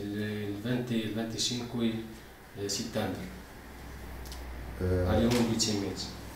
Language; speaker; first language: Italian; non-native, learner; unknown